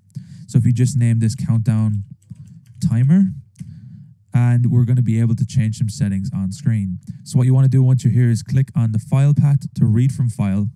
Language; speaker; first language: English; native; English